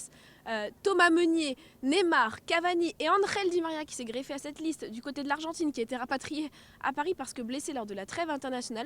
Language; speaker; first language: French; native; French